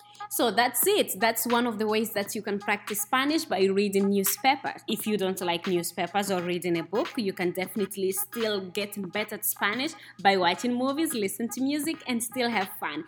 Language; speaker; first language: English; non-native, fluent; Spanish